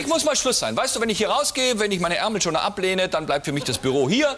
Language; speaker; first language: German; native; German